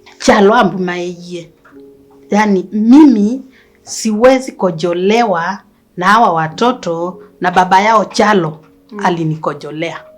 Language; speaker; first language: Swahili; non-native, local second language; Kamba